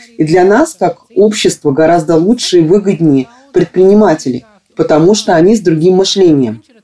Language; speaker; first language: Russian; non-native, local second language; Latvian